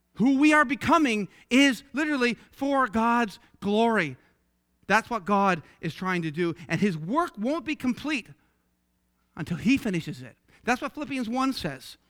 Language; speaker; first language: English; native; English